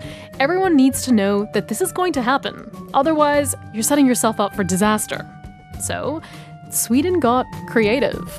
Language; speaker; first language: English; native; English